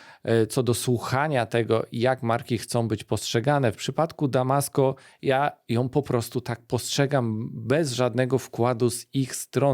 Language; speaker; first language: Polish; native; Polish